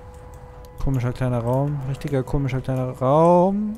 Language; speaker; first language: German; native; German